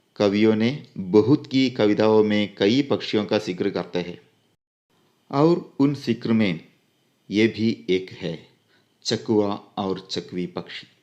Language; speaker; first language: Hindi; non-native, local second language; Malayalam